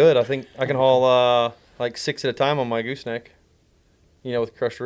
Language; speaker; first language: English; native; English